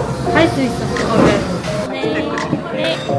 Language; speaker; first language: Korean; non-native, learner; Filipino